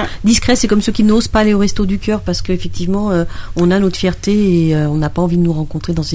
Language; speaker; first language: French; native; French